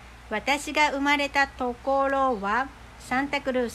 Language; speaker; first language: Japanese; non-native, fluent; Filipino